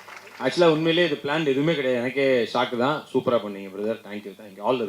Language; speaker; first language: Tamil; native; Tamil